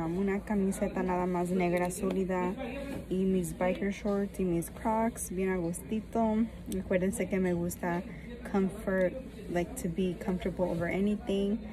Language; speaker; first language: Spanish; early bilingual, heritage; Spanish